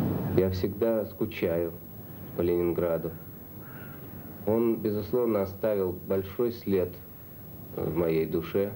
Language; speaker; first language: Russian; native; Russian